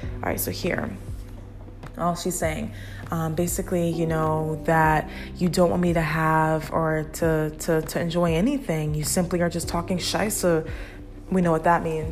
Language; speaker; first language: English; native; English